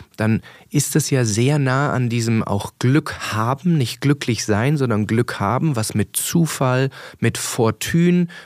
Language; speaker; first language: German; early bilingual, other home language; Danish